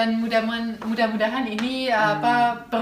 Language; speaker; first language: Indonesian; non-native, fluent; German